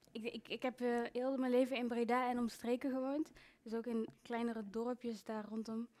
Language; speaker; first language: Dutch; early bilingual, other home language; Kinyarwanda